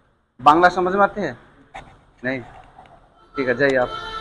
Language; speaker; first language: Hindi; non-native, local second language; Bangla